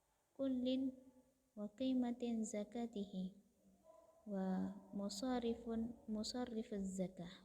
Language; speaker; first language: Arabic; non-native, fluent; Indonesian